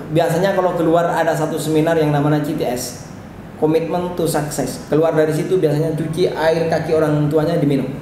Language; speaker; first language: Indonesian; non-native, local second language; Madurese